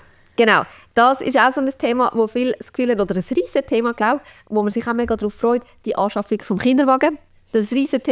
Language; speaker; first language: German; native; German